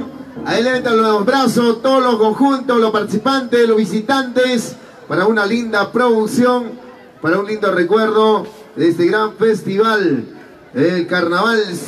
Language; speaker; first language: Spanish; native; Spanish